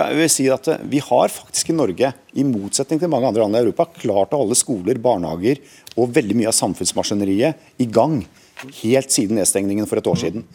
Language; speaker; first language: Norwegian; native; Norwegian